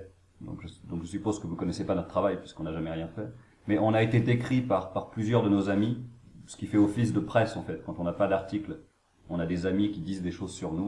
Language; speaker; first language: French; native; French